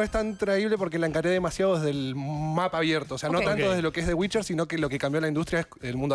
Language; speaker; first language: Spanish; native; Spanish